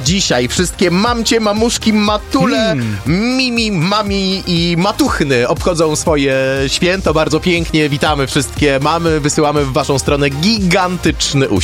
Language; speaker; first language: Polish; native; Polish